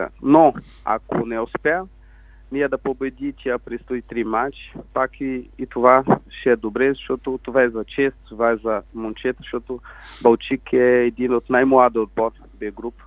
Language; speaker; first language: Bulgarian; non-native, learner; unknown